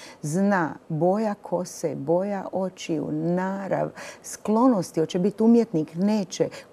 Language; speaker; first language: Serbian; native; Serbian